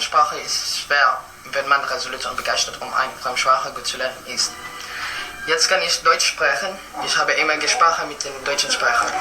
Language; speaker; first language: German; non-native, learner; Filipino